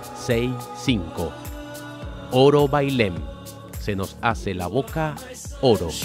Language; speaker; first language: Spanish; native; Spanish